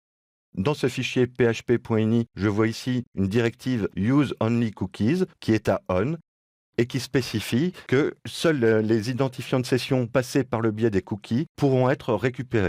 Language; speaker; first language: French; native; French